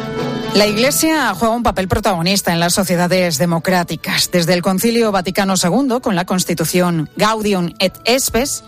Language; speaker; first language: Spanish; native; Spanish